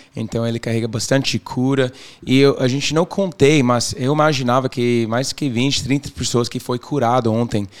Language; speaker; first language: Portuguese; non-native, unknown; English